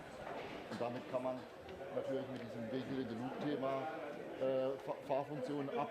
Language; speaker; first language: German; native; German